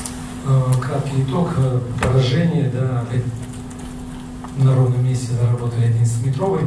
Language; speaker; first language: Russian; native; Russian